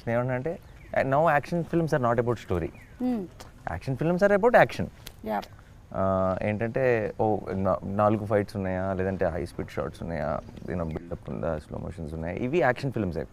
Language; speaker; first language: Telugu; native; Telugu